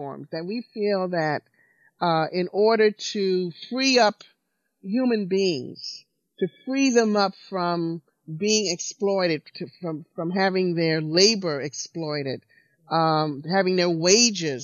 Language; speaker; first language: English; native; English